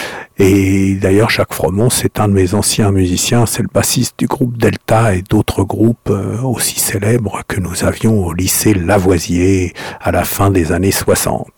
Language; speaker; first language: French; native; French